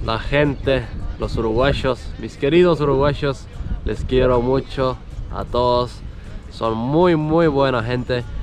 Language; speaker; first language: Spanish; non-native, fluent; Estonian